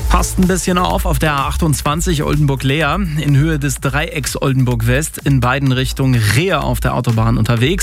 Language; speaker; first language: German; native; German